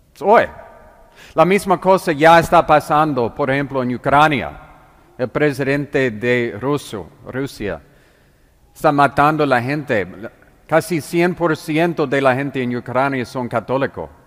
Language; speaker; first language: Spanish; non-native, fluent; English